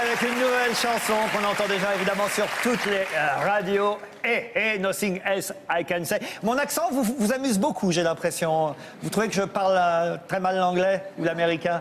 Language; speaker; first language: French; native; French